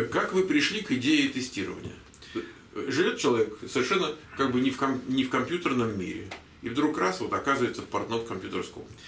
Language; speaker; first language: Russian; native; Russian